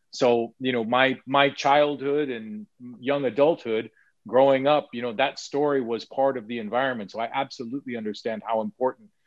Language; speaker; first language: English; native; English